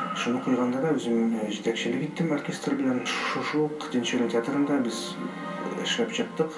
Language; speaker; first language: Tatar; early bilingual, heritage; Tatar